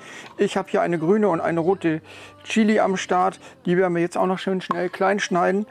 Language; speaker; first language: German; native; German